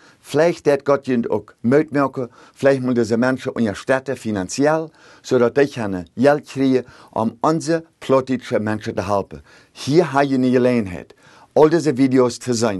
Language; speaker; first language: German; early bilingual, heritage; Plautdietsch